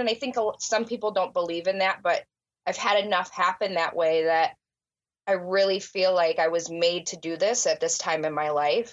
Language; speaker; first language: English; native; English